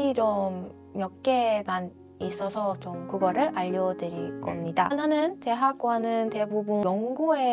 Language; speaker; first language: Korean; non-native, fluent; Persian